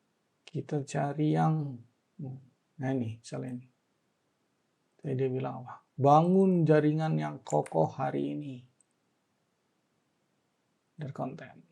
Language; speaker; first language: Indonesian; native; Indonesian